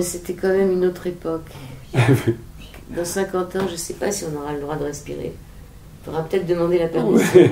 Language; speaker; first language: French; native; French